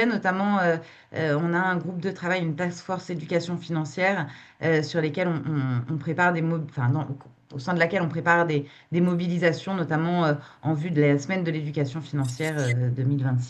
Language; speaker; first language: French; native; French